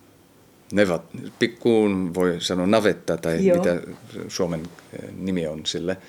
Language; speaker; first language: Finnish; early bilingual, heritage; Finnish